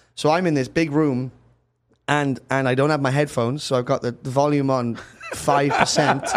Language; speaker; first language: English; native; English